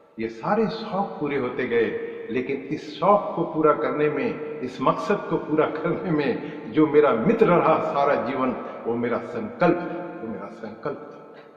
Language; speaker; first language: Hindi; non-native, local second language; Urdu